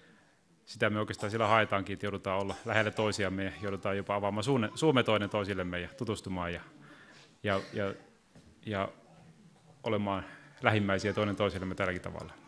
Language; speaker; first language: Finnish; native; Finnish